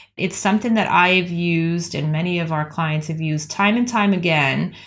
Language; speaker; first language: English; native; English